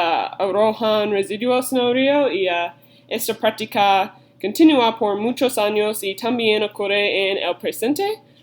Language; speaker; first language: Spanish; non-native, learner; English